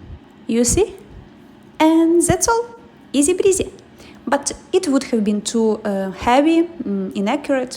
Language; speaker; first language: English; non-native, fluent; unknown